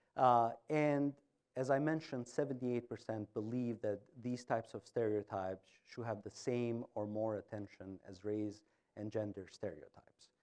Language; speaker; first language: English; non-native, fluent; Albanian